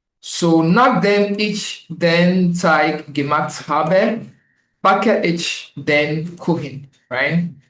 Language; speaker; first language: German; non-native, learner; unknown